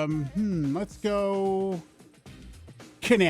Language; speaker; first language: English; native; English